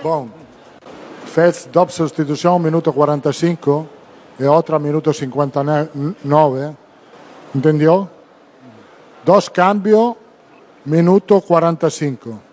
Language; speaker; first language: Portuguese; non-native, learner; Spanish